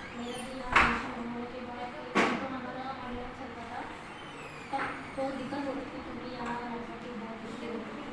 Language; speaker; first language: Hindi; non-native, local second language; Kannada